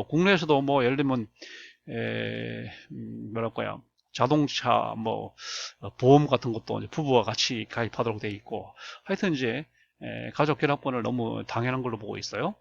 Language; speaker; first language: Korean; native; Korean